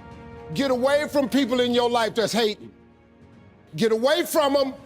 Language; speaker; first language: English; native; English